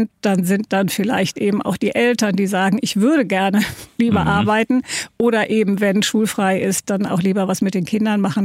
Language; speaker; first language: German; native; German